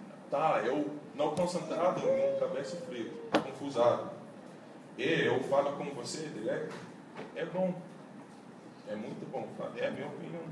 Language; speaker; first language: Portuguese; non-native, learner; English